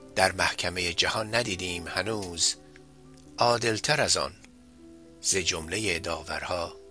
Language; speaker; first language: Persian; native; Persian